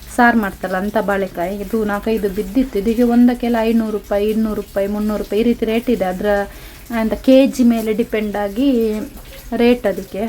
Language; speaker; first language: Kannada; non-native, local second language; Tulu